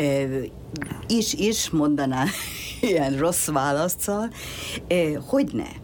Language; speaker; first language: Hungarian; native; Hungarian